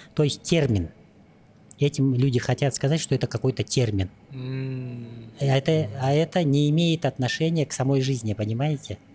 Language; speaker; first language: Russian; native; Russian